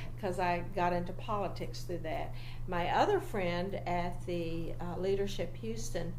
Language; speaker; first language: English; native; English